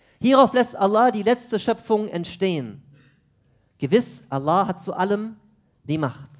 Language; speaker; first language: German; early bilingual, other home language; Urdu